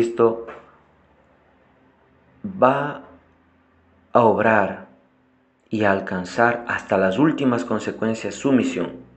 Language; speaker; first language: Spanish; non-native, fluent; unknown